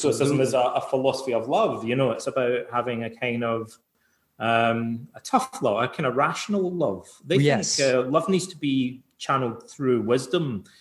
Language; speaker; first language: English; native; English